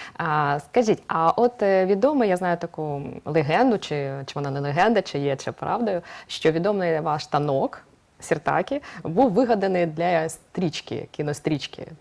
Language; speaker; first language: Ukrainian; native; Ukrainian